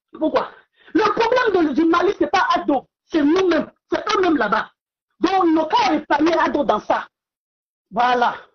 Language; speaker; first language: French; non-native, local second language; Bambara